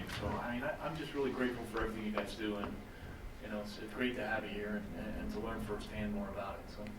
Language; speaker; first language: English; native; English